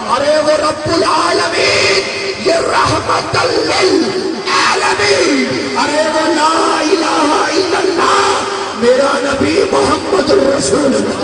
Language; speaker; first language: Urdu; non-native, local second language; Punjabi